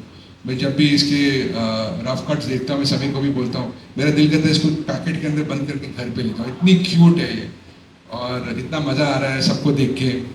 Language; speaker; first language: Hindi; native; Hindi